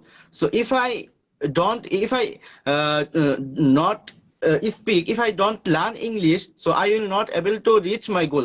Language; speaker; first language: English; non-native, learner; Bangla